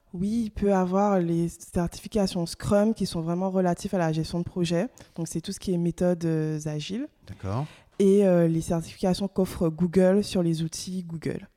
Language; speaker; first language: French; native; French